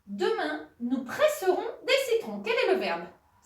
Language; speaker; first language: French; native; French